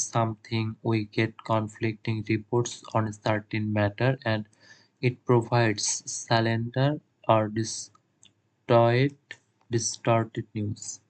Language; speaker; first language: English; non-native, local second language; Bangla